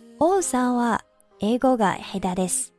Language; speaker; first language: Japanese; non-native, fluent; Chinese